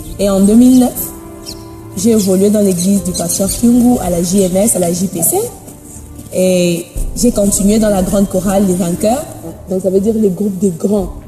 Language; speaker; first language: French; non-native, local second language; Swahili